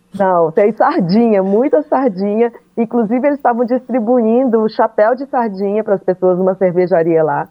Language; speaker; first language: Portuguese; native; Portuguese